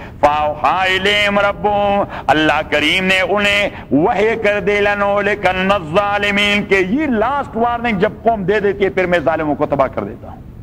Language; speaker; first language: Urdu; non-native, local second language; Pashto